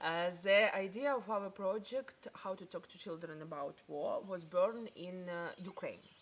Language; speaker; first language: English; non-native, learner; Ukrainian